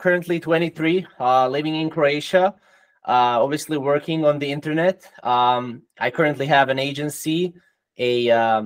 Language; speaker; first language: English; non-native, fluent; Croatian